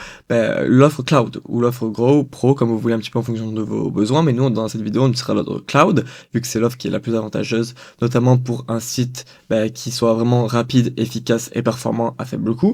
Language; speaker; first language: French; native; French